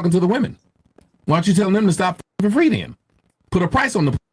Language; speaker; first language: English; native; English